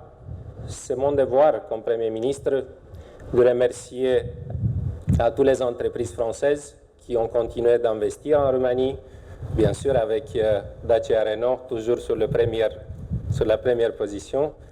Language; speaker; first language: French; non-native, fluent; Romanian